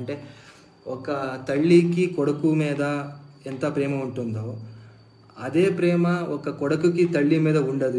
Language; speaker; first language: Telugu; non-native, fluent; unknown